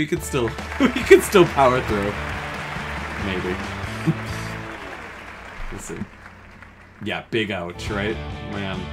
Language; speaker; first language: English; native; English